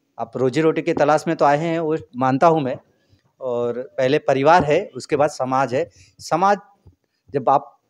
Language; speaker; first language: Hindi; native; Hindi